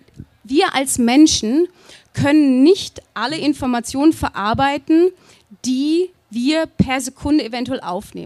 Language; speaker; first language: German; native; German